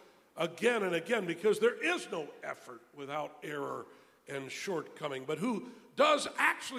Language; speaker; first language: English; native; English